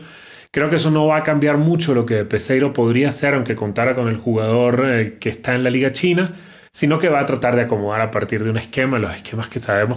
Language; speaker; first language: Spanish; native; Spanish